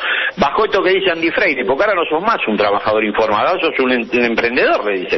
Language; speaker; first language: Spanish; native; Spanish